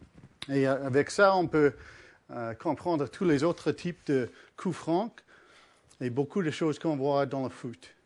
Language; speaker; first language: French; early bilingual, heritage; English